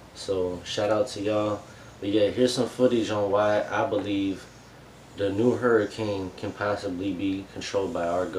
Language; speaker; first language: English; native; English